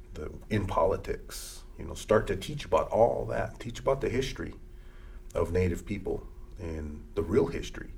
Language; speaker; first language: English; early bilingual, other home language; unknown